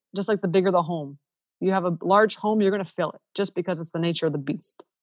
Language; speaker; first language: English; non-native, fluent; Ukrainian